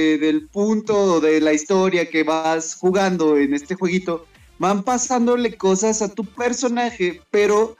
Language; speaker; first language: Spanish; native; Spanish